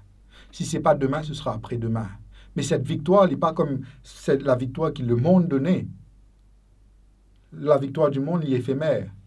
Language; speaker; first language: French; non-native, local second language; Haitian Creole